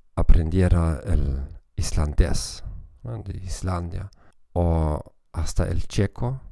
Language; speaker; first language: Spanish; non-native, fluent; German